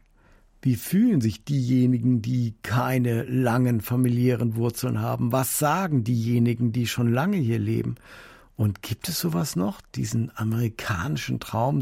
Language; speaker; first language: German; native; German